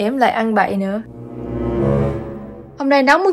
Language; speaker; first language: Vietnamese; early bilingual, heritage; Vietnamese